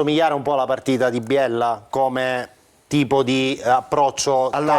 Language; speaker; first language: Italian; native; Italian